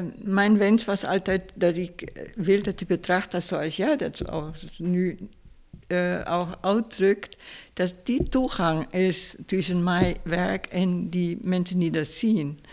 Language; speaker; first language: Dutch; non-native, fluent; Spanish